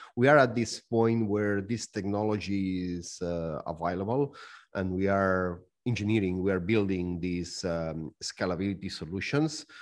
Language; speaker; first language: English; non-native, fluent; Spanish